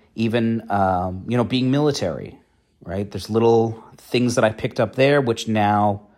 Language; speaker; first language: English; native; English